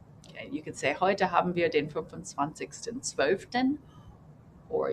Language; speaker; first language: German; non-native, fluent; English